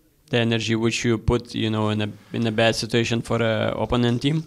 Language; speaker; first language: English; non-native, fluent; Lithuanian